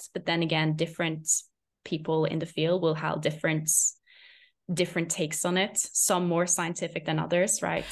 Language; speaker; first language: English; non-native, fluent; Norwegian